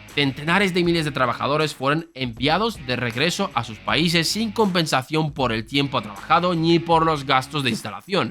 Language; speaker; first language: Spanish; native; Spanish